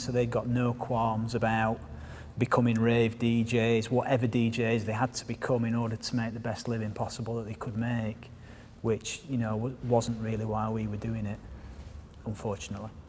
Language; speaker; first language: English; native; English